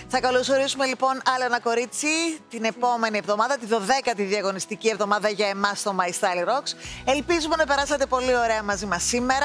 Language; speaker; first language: Greek; native; Greek